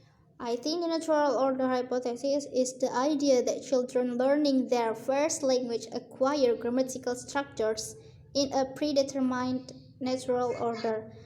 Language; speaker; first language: English; non-native, learner; Indonesian